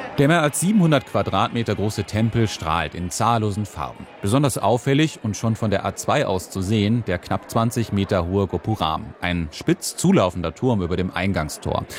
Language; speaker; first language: German; native; German